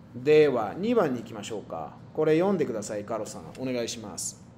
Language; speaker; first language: Japanese; non-native, fluent; Spanish